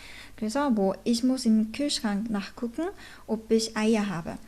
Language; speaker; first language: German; non-native, fluent; Korean